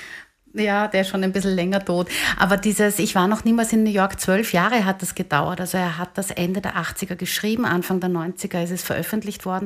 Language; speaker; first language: German; native; German